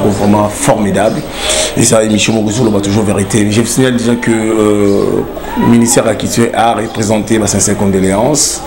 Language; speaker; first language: French; non-native, local second language; Lingala